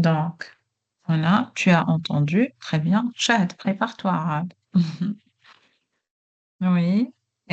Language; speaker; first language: French; non-native, local second language; Arabic